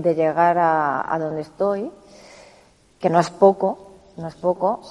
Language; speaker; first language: Spanish; native; Spanish